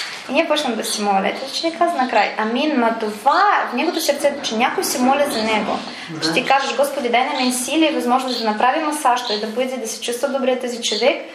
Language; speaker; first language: Bulgarian; non-native, learner; Russian